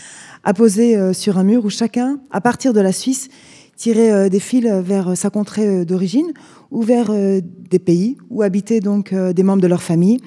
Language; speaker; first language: French; native; French